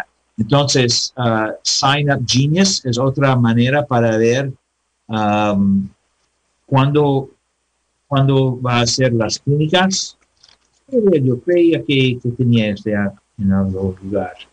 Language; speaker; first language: Spanish; non-native, learner; English